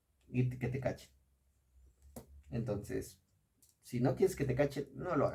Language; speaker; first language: Spanish; native; Spanish